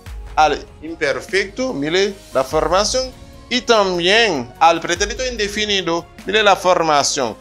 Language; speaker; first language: Spanish; non-native, fluent; Haitian Creole